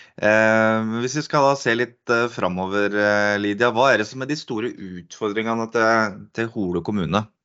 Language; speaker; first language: Norwegian; native; Norwegian